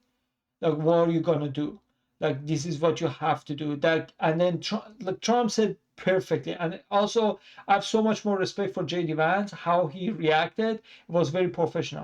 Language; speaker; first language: English; non-native, fluent; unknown